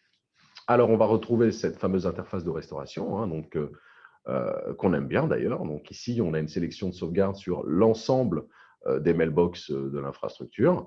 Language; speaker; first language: French; native; French